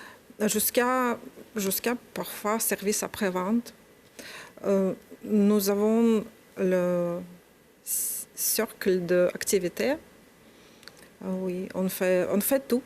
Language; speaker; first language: French; non-native, learner; Ukrainian